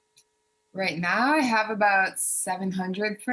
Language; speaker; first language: English; native; English